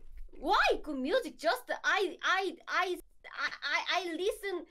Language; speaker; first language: English; non-native, learner; Korean